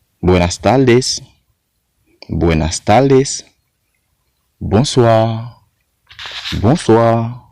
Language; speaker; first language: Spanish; non-native, learner; Haitian Creole